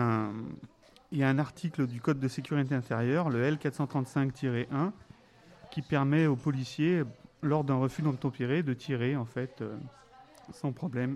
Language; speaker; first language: French; native; French